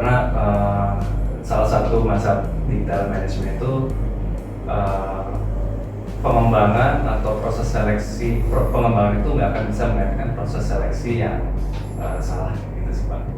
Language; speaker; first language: Indonesian; native; Indonesian